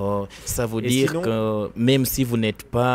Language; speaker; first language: French; non-native, learner; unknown